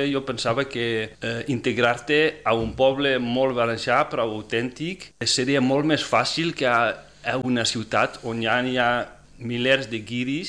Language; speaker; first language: Catalan; non-native, fluent; Dutch